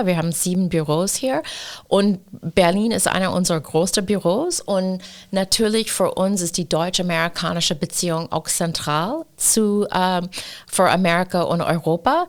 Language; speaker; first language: German; non-native, fluent; English